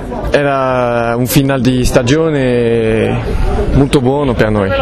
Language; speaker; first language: Italian; non-native, fluent; French